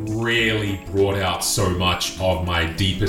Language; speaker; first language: English; native; English